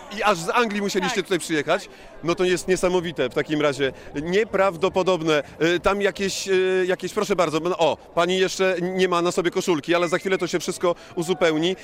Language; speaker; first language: Polish; native; Polish